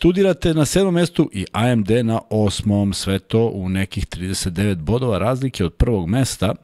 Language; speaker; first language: Serbian; native; Serbian